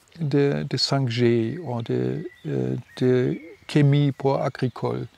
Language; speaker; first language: French; non-native, learner; German